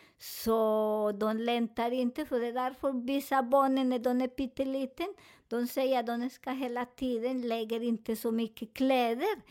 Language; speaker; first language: Swedish; non-native, fluent; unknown